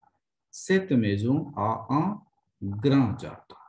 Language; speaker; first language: French; non-native, fluent; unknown